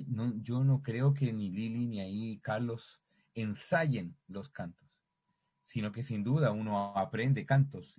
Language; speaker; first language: Spanish; native; Spanish